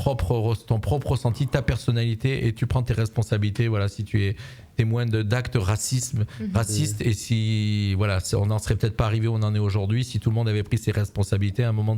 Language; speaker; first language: French; native; French